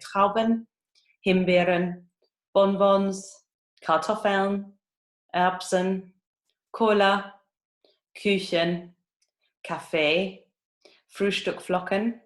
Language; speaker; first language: German; non-native, fluent; English